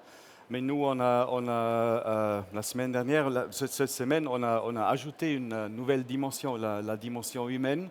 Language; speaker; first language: French; non-native, fluent; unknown